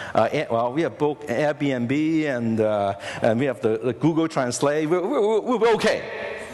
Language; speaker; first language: English; non-native, local second language; Cantonese